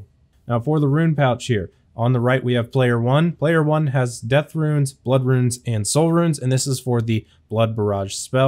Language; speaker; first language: English; native; English